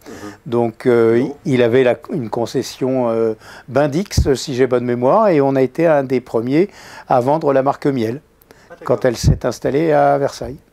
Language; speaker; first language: French; native; French